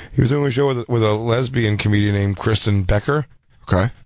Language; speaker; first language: English; native; English